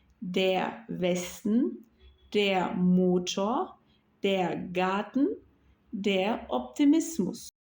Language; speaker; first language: German; non-native, fluent; Turkish